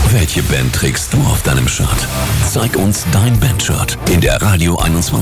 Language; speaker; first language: German; native; German